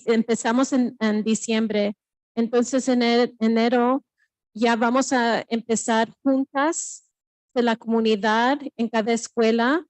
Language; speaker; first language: Spanish; early bilingual, heritage; Spanish